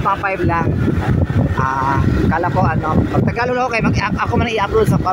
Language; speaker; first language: Filipino; non-native, local second language; Cebuano